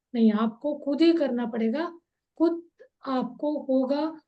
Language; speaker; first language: Hindi; non-native, local second language; Kannada